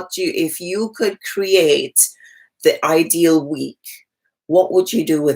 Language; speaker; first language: English; native; English